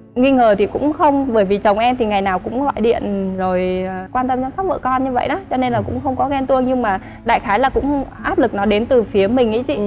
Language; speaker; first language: Vietnamese; native; Vietnamese